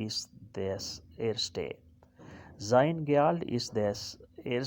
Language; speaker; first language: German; non-native, learner; Urdu